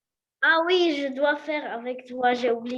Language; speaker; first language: French; non-native, local second language; Arabic